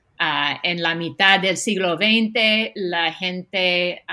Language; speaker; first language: Spanish; non-native, fluent; English